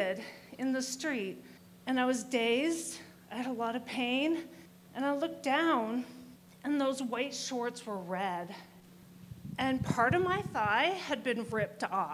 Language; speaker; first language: English; native; English